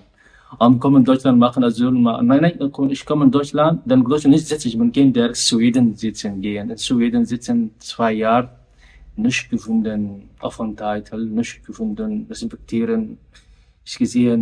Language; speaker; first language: German; non-native, learner; Somali